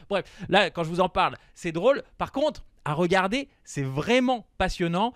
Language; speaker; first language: French; native; French